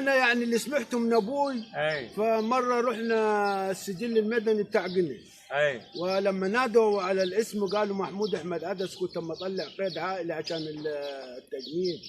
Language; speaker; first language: Arabic; native; Arabic